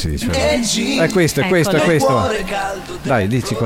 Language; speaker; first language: Italian; native; Italian